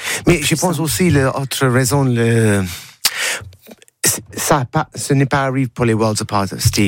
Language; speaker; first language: French; non-native, learner; English